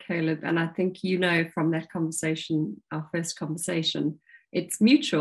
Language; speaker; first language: English; native; English